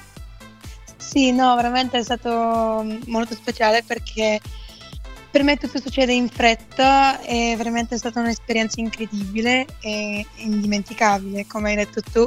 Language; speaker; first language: Italian; non-native, fluent; Bulgarian